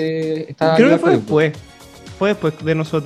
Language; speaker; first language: Spanish; native; Spanish